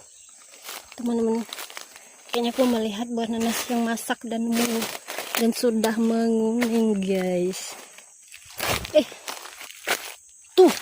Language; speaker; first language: Indonesian; native; Indonesian